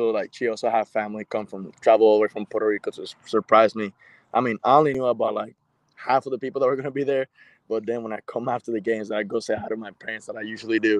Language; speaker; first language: English; non-native, fluent; Spanish